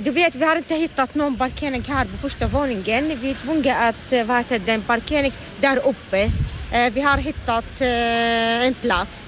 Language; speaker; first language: Swedish; non-native, learner; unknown